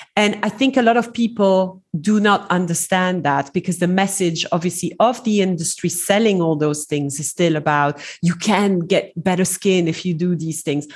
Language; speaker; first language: English; non-native, fluent; French